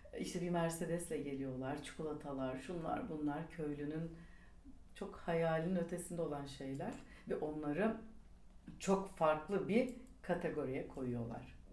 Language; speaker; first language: Turkish; native; Turkish